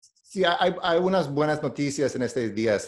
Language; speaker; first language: Spanish; non-native, learner; English